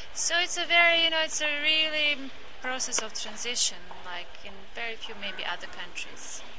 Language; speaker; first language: English; non-native, fluent; Croatian